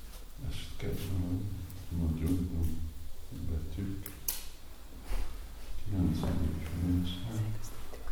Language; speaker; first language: Hungarian; native; Hungarian